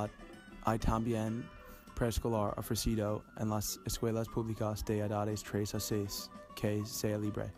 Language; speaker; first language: Spanish; non-native, learner; English